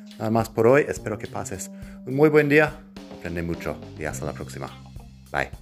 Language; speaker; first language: Spanish; non-native, fluent; English